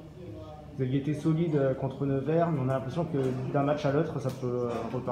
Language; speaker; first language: French; native; French